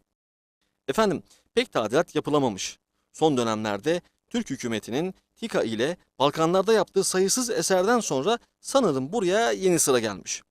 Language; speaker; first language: Turkish; native; Turkish